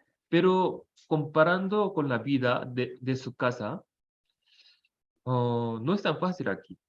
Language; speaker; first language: Spanish; non-native, fluent; Korean